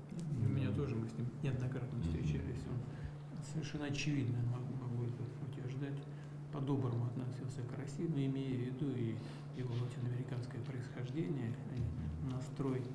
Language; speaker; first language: Russian; native; Russian